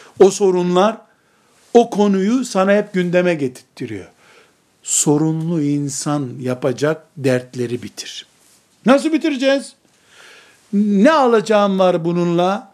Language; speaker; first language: Turkish; native; Turkish